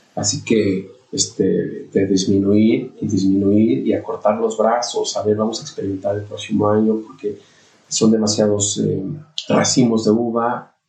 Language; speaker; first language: Spanish; native; Spanish